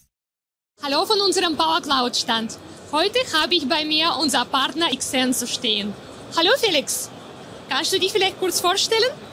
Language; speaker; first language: German; native; German